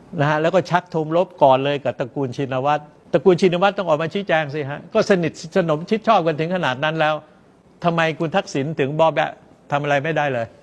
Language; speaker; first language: Thai; native; Thai